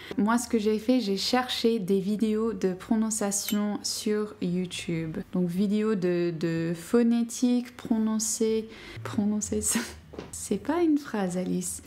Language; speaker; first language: French; non-native, fluent; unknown